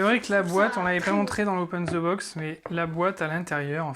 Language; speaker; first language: French; native; French